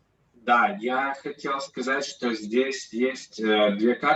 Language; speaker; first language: Russian; native; Russian